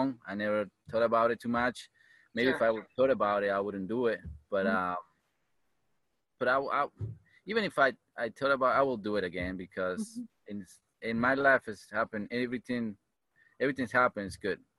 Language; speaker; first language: English; non-native, fluent; Spanish